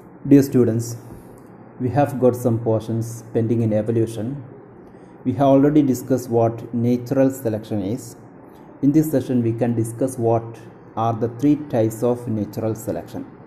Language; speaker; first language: English; non-native, local second language; Malayalam